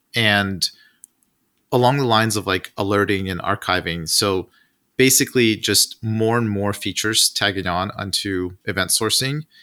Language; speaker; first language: English; non-native, fluent; Russian